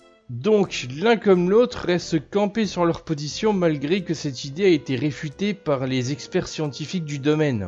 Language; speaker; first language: French; native; French